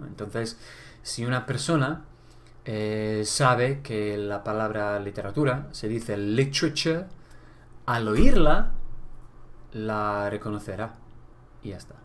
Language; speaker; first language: Spanish; non-native, fluent; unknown